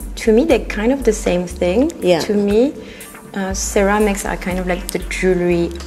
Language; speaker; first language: English; non-native, fluent; French